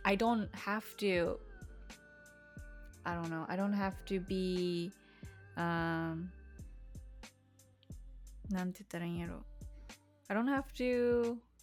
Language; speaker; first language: English; non-native, fluent; Japanese